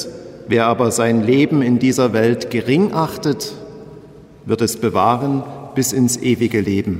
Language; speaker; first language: German; native; German